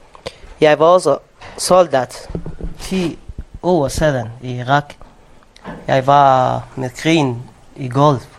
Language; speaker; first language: Danish; non-native, learner; Arabic